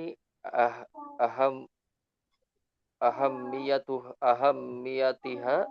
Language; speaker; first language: Arabic; non-native, learner; Indonesian